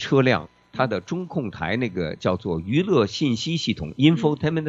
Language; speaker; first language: Chinese; native; Chinese